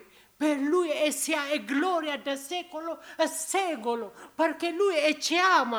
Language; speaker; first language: Italian; non-native, learner; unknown